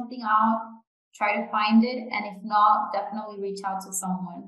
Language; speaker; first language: English; non-native, fluent; Japanese